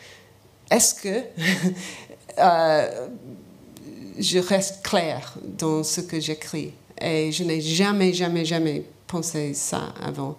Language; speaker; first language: French; non-native, learner; English